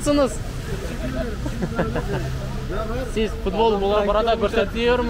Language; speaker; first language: Turkish; non-native, learner; Kazakh